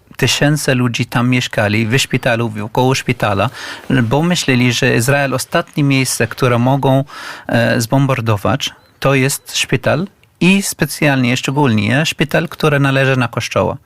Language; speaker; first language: Polish; non-native, learner; Arabic